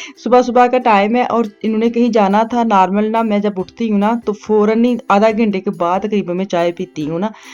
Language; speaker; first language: Urdu; non-native, local second language; Punjabi